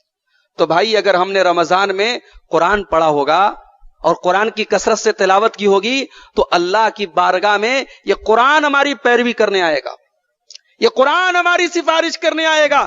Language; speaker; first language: Urdu; native; Urdu